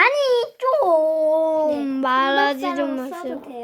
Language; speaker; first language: Korean; native; Korean